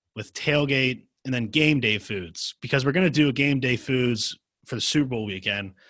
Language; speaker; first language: English; native; English